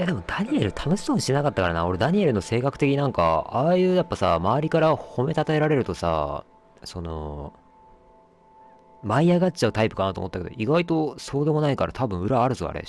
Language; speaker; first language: Japanese; native; Japanese